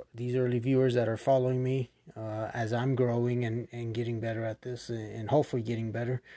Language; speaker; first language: English; native; English